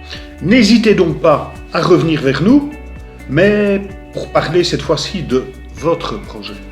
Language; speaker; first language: French; native; French